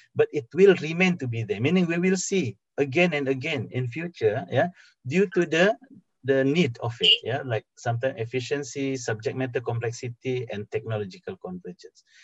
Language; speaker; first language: English; non-native, fluent; Indonesian